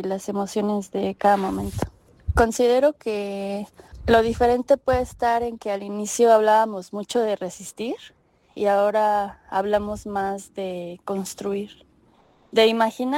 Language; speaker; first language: Spanish; native; Spanish